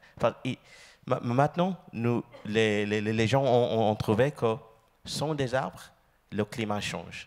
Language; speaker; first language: French; non-native, learner; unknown